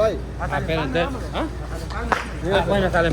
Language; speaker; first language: Spanish; native; Spanish